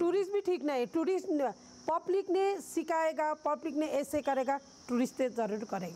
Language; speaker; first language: Hindi; non-native, local second language; Nepali